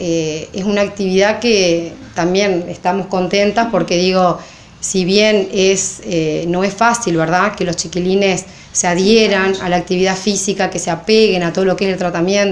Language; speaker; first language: Spanish; native; Spanish